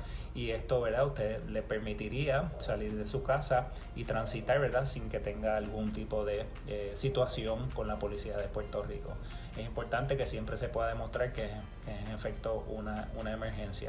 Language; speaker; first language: Spanish; native; Spanish